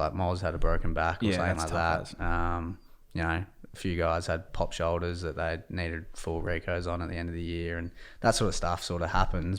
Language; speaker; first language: English; native; English